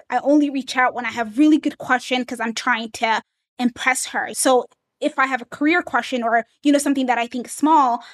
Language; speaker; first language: English; early bilingual, other home language; Amharic